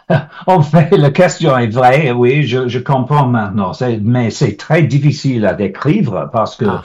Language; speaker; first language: French; non-native, learner; English